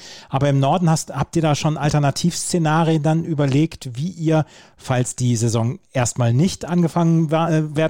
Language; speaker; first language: German; native; German